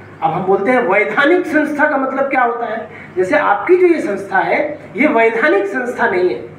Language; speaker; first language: Hindi; non-native, local second language; Marathi